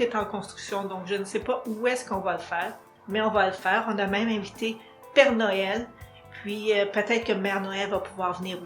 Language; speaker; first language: French; native; French